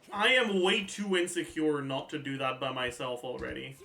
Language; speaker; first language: English; native; English